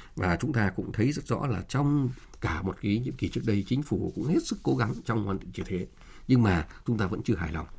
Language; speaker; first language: Vietnamese; native; Vietnamese